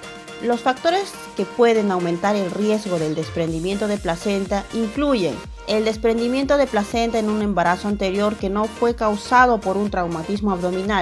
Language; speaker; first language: Spanish; native; Spanish